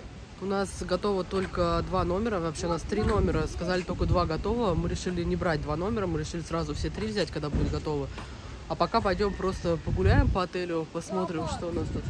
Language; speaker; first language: Russian; native; Russian